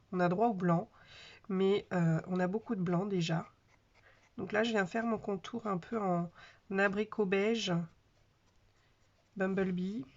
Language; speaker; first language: French; native; French